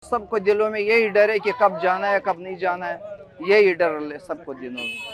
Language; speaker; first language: Urdu; non-native, fluent; Pashto